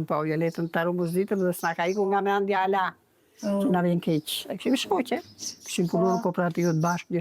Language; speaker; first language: Albanian; native; Albanian